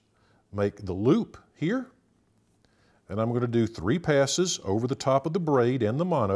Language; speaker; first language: English; native; English